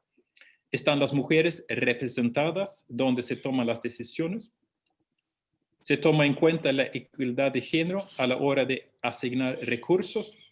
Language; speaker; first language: Spanish; non-native, fluent; Swedish